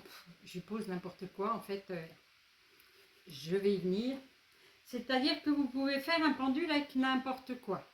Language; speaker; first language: French; native; French